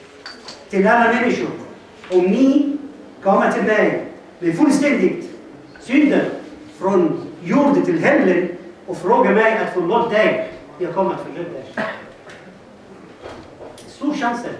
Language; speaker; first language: Swedish; non-native, fluent; Arabic